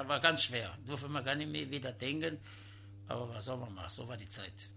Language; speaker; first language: German; non-native, learner; Italian